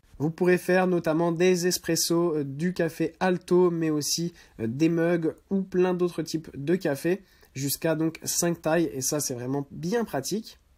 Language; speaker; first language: French; native; French